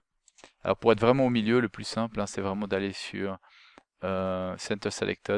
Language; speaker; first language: French; native; French